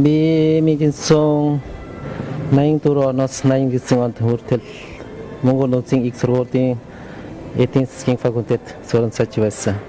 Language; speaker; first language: Mongolian; non-native, fluent; Lao